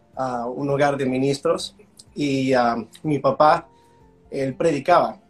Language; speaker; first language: Spanish; early bilingual, heritage; Spanish